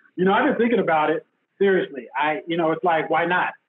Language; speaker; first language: English; native; English